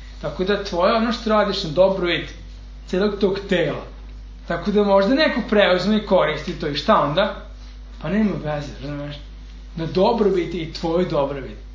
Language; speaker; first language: Serbian; non-native, fluent; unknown